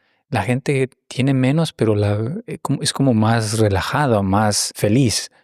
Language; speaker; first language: Spanish; native; Spanish